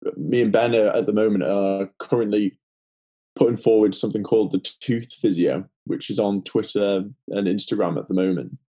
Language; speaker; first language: English; native; English